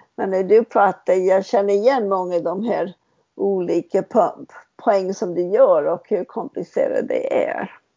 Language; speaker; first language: Swedish; non-native, fluent; English